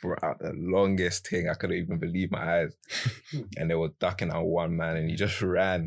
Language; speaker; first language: English; native; English